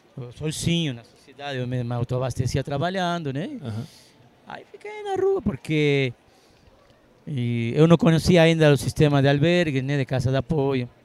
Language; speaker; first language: Portuguese; non-native, fluent; Arabic